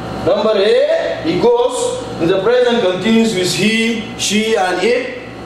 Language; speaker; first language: English; non-native, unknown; Arabic